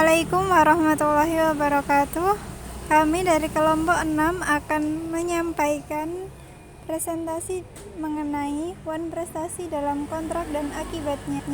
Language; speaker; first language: Indonesian; native; Indonesian